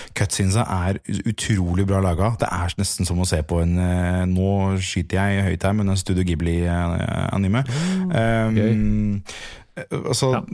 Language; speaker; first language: Norwegian; native; Norwegian